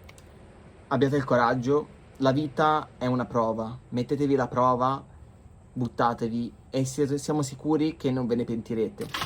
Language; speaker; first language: Italian; native; Italian